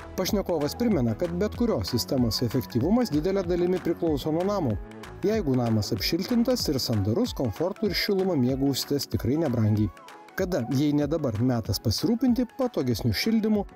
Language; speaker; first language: Lithuanian; native; Lithuanian